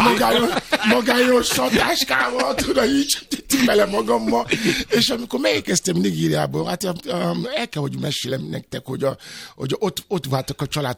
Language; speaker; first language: Hungarian; non-native, learner; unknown